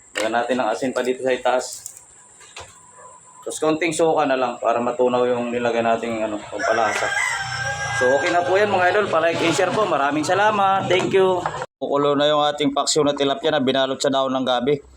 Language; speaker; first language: Filipino; non-native, local second language; Masbatenyo